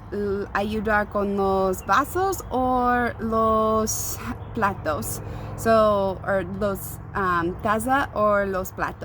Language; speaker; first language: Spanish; non-native, learner; English